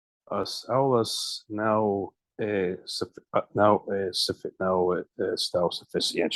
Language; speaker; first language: Portuguese; non-native, learner; English